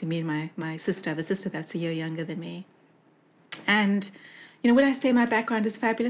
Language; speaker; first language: English; native; English